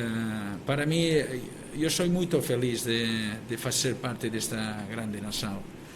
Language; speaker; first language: Spanish; non-native, local second language; Catalan